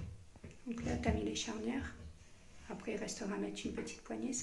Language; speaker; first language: French; native; French